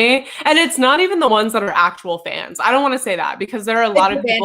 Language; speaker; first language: English; native; English